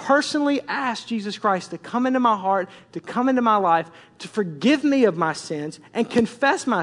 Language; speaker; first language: English; native; English